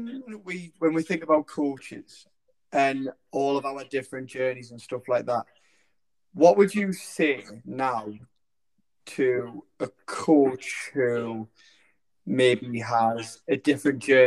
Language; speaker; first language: English; native; English